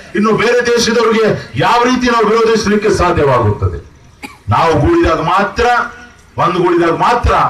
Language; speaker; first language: Kannada; non-native, local second language; Urdu